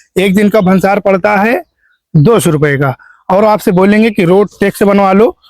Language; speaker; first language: Hindi; native; Hindi